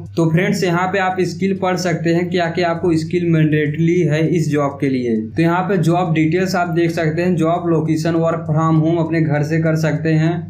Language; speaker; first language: Hindi; native; Hindi